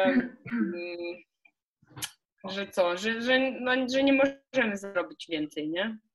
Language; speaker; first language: Polish; non-native, fluent; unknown